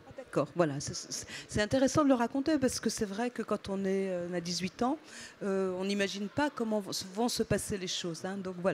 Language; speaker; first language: French; native; French